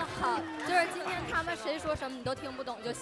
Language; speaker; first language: Chinese; native; Chinese